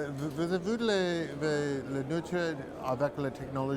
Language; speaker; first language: French; non-native, learner; English